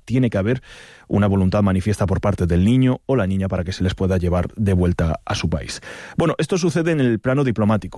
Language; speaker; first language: Spanish; native; Spanish